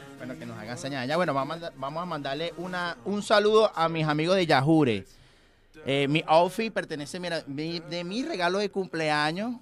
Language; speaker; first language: Spanish; native; Spanish